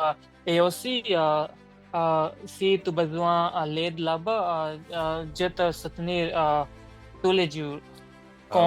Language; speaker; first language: French; non-native, learner; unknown